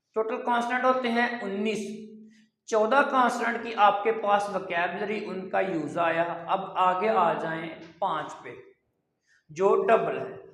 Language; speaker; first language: Urdu; non-native, local second language; Punjabi